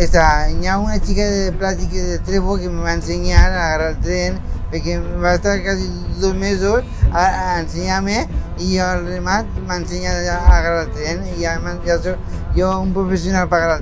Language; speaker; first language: Catalan; non-native, local second language; Spanish